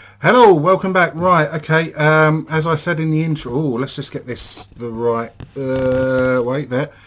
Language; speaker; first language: English; native; English